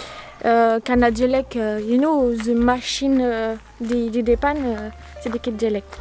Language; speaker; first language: Indonesian; non-native, learner; French